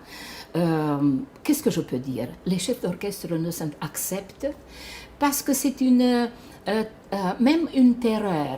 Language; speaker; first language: French; non-native, fluent; Romanian